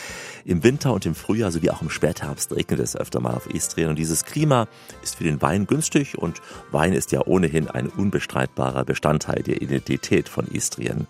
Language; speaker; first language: German; native; German